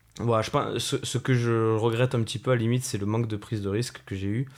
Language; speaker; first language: French; native; French